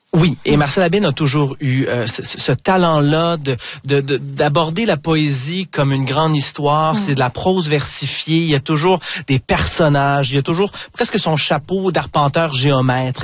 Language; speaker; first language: French; native; French